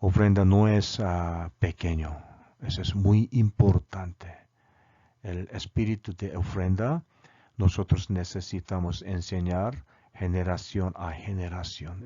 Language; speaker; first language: Spanish; non-native, learner; Korean